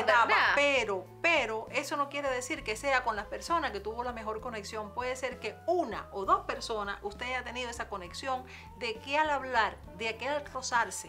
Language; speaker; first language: Spanish; native; Spanish